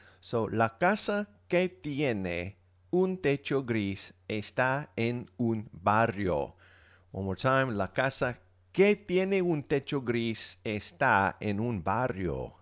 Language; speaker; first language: Spanish; non-native, fluent; English